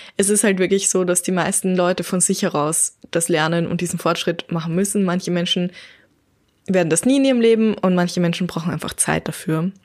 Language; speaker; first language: German; native; German